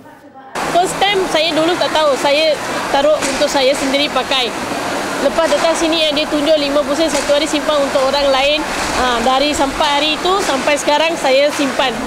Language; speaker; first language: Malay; non-native, local second language; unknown